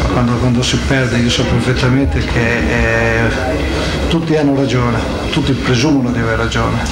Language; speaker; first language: Italian; native; Italian